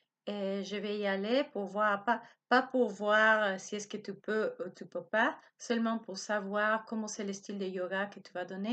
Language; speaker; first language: French; non-native, learner; Spanish